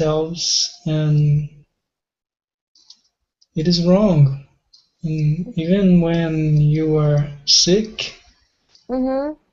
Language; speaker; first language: English; non-native, learner; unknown